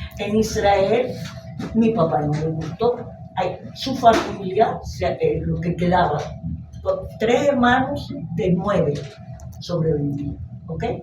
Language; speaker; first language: Spanish; early bilingual, other home language; Hebrew